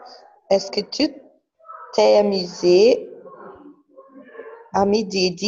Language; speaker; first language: French; non-native, learner; Portuguese